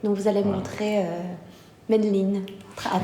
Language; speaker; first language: French; non-native, learner; Korean